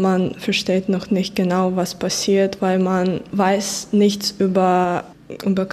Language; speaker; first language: German; non-native, fluent; Ukrainian